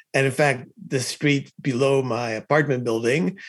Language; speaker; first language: English; early bilingual, other home language; Spanish